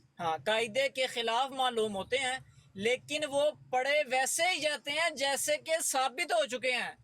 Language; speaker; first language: Urdu; native; Urdu